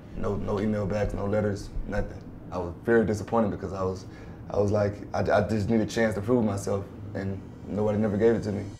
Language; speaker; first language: English; native; English